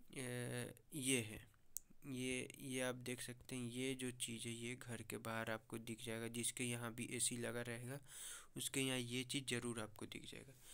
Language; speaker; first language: Hindi; native; Hindi